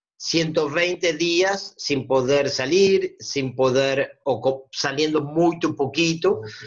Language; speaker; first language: Portuguese; non-native, learner; Spanish